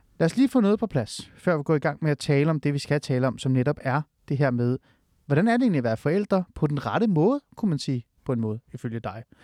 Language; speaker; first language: Danish; early bilingual, other home language; Persian